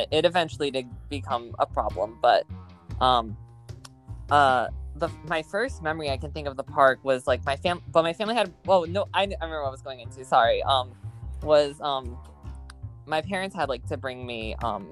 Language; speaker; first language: English; native; English